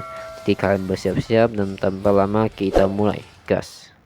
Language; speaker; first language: Indonesian; native; Indonesian